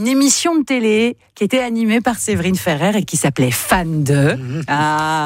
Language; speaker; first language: French; native; French